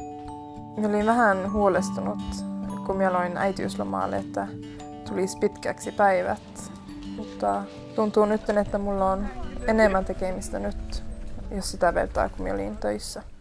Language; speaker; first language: Finnish; non-native, local second language; Swedish